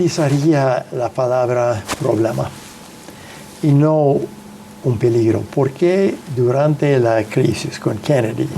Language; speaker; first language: Spanish; non-native, fluent; English